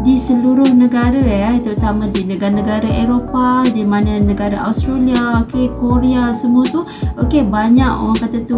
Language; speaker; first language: Malay; native; Malay